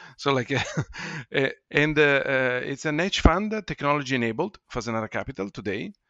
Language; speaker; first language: English; non-native, fluent; Italian